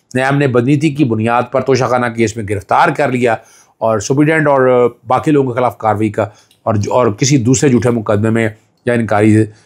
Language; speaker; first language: Urdu; non-native, local second language; Punjabi